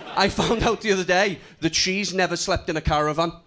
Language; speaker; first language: English; native; English